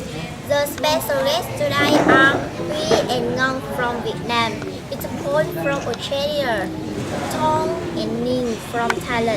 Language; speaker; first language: English; non-native, learner; Vietnamese